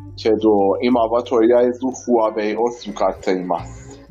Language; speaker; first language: Japanese; non-native, learner; Persian